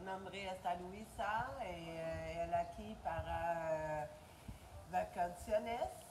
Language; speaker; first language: Spanish; non-native, learner; French